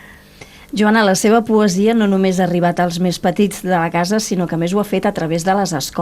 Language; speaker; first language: Catalan; native; Catalan